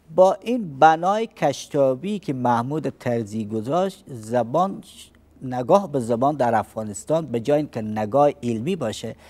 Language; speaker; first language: Persian; native; Persian